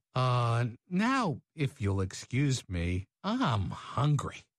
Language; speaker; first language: English; native; English